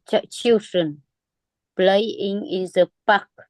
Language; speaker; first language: English; non-native, learner; Vietnamese